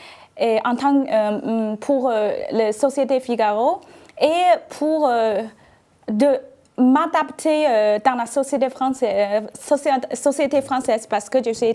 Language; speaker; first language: French; non-native, fluent; Chinese